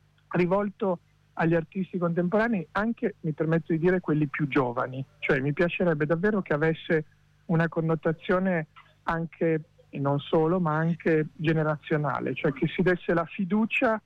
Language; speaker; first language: Italian; native; Italian